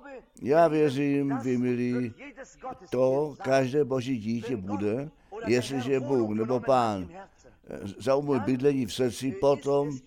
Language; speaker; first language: Czech; non-native, fluent; German